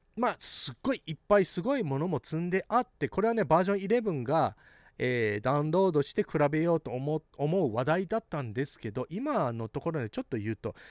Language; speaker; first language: Japanese; early bilingual, heritage; Japanese